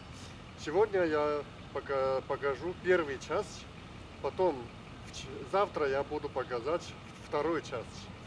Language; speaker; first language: Russian; non-native, learner; Chinese